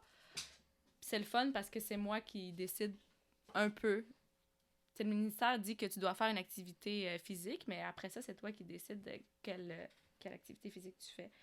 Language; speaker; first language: French; early bilingual, other home language; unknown